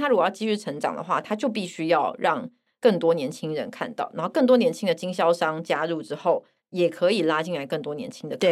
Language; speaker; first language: Chinese; native; Chinese